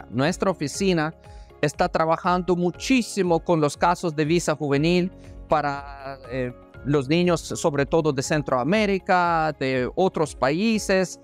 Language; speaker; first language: Spanish; non-native, fluent; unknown